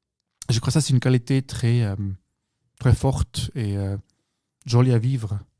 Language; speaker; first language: French; non-native, local second language; German